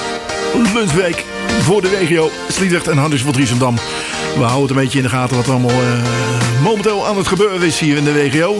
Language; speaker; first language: Dutch; native; Dutch